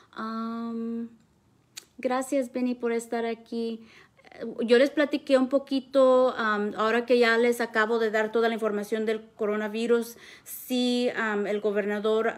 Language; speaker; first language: Spanish; early bilingual, heritage; Spanish